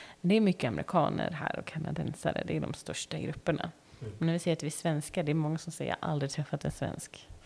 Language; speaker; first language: Swedish; native; Swedish